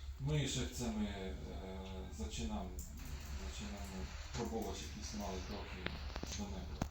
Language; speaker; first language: Polish; non-native, fluent; Ukrainian